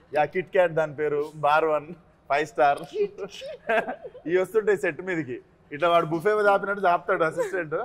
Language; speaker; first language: Telugu; native; Telugu